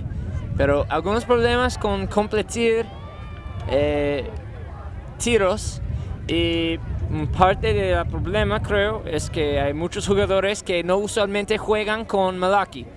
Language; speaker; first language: Spanish; non-native, learner; English